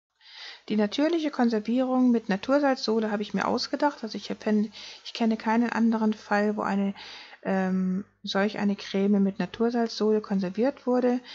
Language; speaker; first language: German; native; German